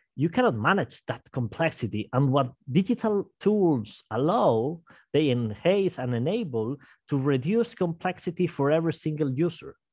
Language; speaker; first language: English; non-native, fluent; Spanish